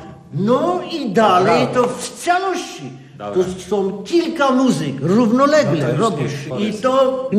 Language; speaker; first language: Polish; non-native, learner; Armenian